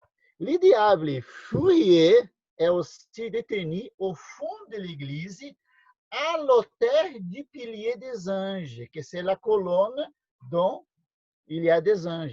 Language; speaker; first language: French; non-native, learner; Portuguese